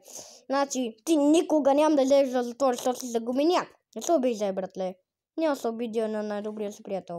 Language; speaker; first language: Bulgarian; native; Bulgarian